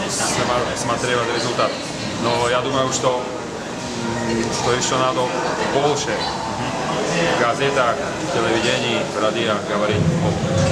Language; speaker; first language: Russian; non-native, learner; Slovak